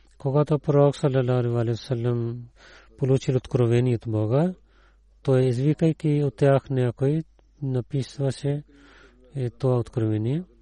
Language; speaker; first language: Bulgarian; non-native, learner; Urdu